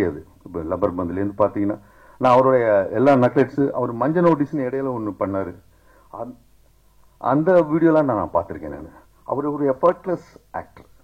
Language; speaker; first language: Tamil; native; Tamil